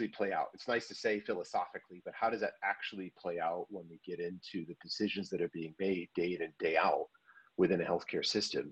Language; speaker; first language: English; native; English